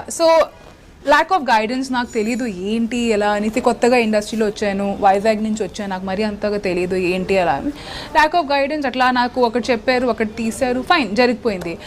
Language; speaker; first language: Telugu; non-native, local second language; Odia